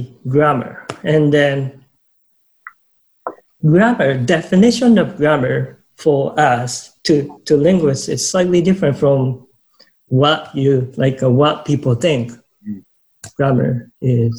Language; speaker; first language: English; non-native, fluent; Japanese